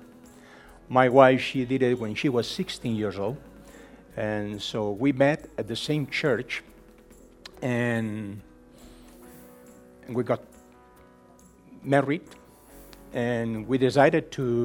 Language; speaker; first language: English; non-native, fluent; Spanish